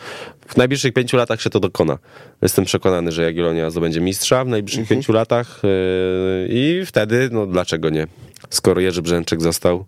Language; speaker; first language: Polish; native; Polish